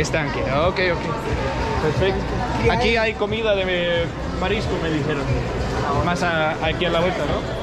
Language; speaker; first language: Spanish; non-native, fluent; Danish